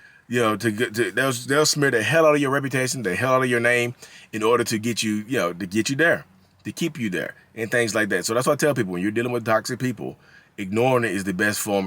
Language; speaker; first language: English; native; English